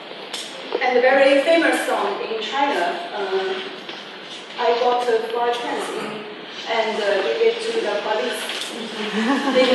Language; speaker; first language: English; non-native, learner; Chinese